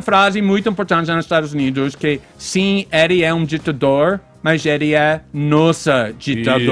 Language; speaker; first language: Portuguese; non-native, fluent; English